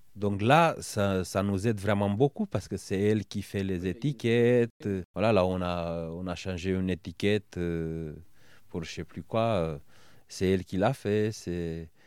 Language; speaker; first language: French; non-native, fluent; Romanian